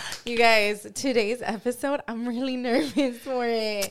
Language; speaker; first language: English; early bilingual, other home language; Spanish